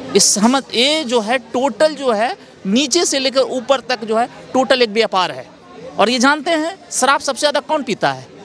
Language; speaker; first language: Hindi; native; Hindi